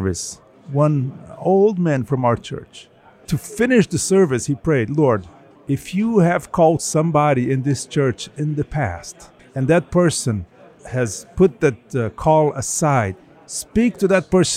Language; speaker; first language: English; non-native, fluent; Portuguese